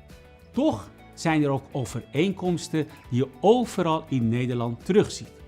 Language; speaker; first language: Dutch; non-native, fluent; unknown